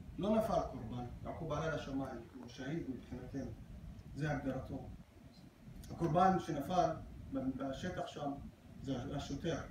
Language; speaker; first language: Hebrew; non-native, local second language; Arabic